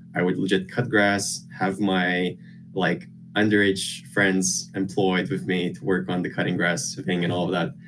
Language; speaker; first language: English; non-native, fluent; Lithuanian